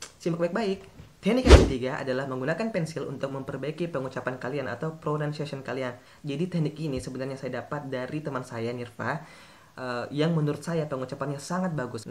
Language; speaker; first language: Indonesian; native; Indonesian